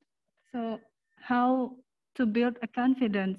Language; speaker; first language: English; non-native, learner; Indonesian